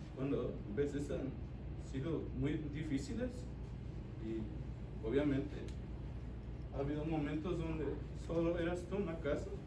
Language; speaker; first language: Spanish; early bilingual, heritage; Spanish